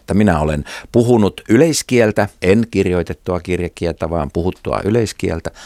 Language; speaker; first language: Finnish; native; Finnish